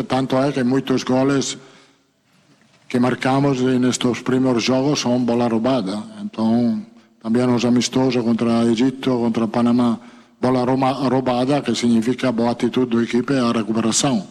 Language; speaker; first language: Portuguese; non-native, fluent; Italian